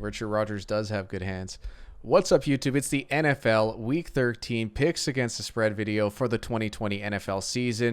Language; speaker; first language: English; native; English